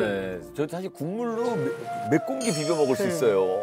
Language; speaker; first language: Korean; native; Korean